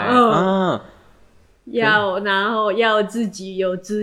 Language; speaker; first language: Chinese; non-native, learner; Japanese